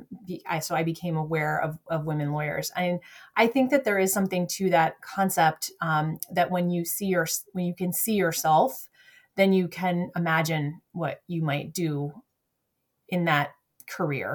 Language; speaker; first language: English; native; English